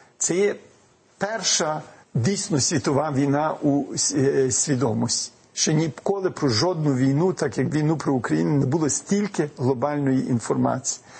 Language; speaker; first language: Ukrainian; early bilingual, heritage; Ukrainian